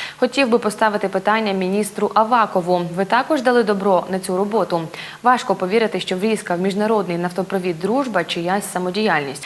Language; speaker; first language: Ukrainian; native; Ukrainian